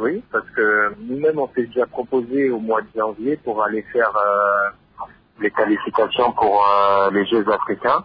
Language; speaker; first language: French; non-native, local second language; Lingala